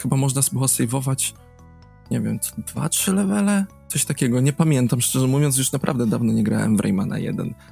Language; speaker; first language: Polish; native; Polish